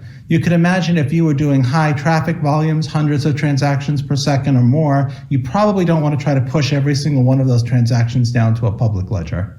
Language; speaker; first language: English; native; English